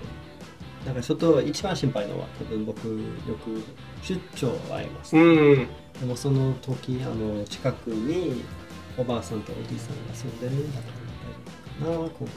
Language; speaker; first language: Japanese; non-native, fluent; Swedish